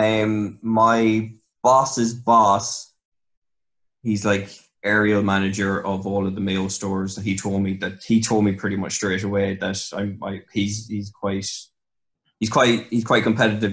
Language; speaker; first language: English; native; English